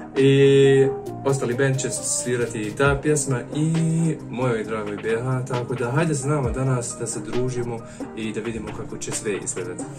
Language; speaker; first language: Serbian; non-native, fluent; Arabic